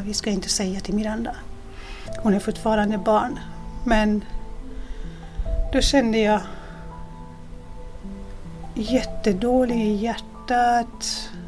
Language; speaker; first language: Swedish; non-native, fluent; Persian